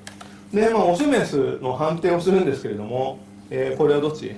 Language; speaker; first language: Japanese; native; Japanese